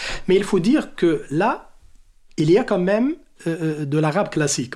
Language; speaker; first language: French; non-native, local second language; Arabic